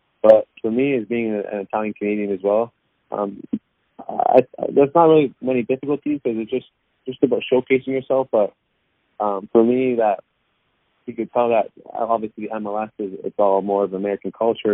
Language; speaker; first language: English; native; English